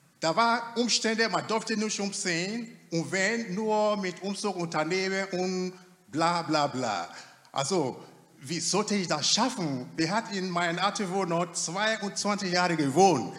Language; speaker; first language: German; non-native, fluent; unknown